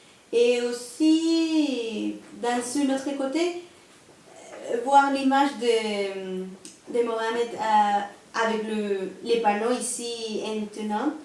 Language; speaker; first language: French; non-native, learner; Spanish